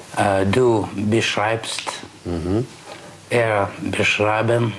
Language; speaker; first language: German; non-native, learner; Russian